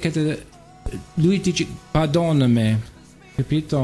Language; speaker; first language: Italian; non-native, learner; English